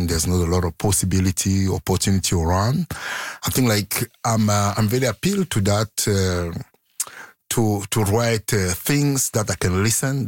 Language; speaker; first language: English; non-native, local second language; French